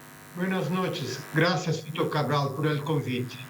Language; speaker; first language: Spanish; non-native, fluent; Portuguese